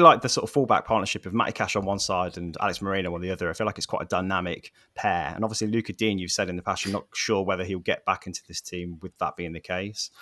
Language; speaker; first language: English; native; English